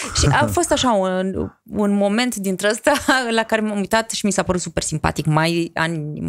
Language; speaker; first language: Romanian; native; Romanian